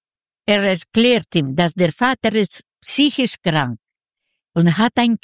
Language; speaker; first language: German; non-native, learner; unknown